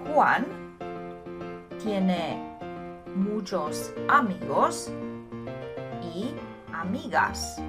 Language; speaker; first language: Spanish; non-native, learner; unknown